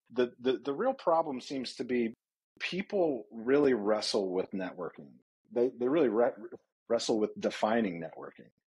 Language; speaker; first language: English; native; English